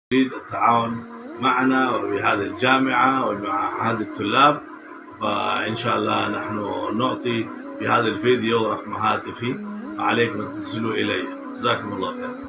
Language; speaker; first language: Arabic; non-native, fluent; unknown